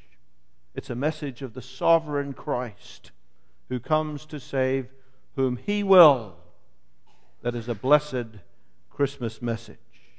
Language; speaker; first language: English; native; English